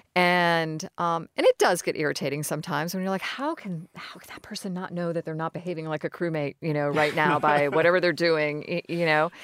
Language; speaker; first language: English; native; English